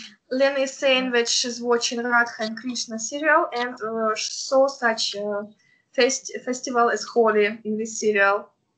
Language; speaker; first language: English; non-native, fluent; Russian